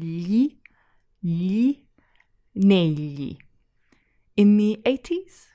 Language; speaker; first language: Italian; non-native, learner; English